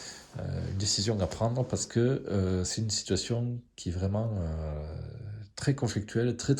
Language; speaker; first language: French; native; French